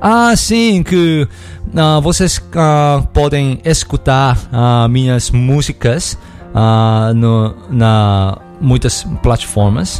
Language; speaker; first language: Portuguese; non-native, learner; Korean